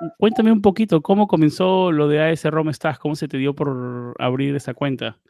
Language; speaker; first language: Spanish; native; Spanish